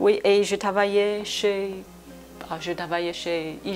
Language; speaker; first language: French; non-native, learner; Chinese